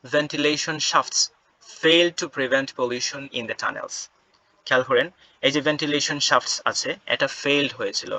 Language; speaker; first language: Bangla; non-native, local second language; Sylheti